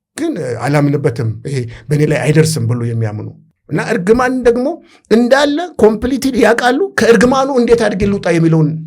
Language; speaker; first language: Amharic; native; Amharic